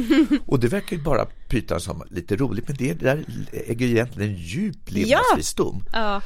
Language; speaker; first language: Swedish; native; Swedish